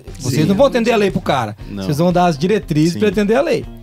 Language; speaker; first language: Portuguese; native; Portuguese